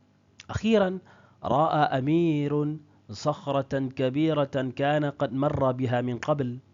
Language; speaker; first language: Arabic; non-native, fluent; Indonesian